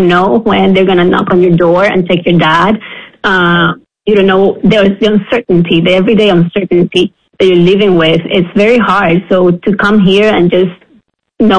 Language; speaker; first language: English; non-native, fluent; Spanish